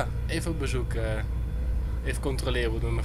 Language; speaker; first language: Dutch; early bilingual, heritage; Dutch